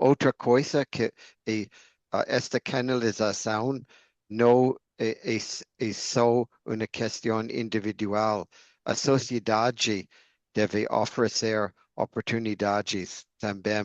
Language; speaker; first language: Portuguese; non-native, learner; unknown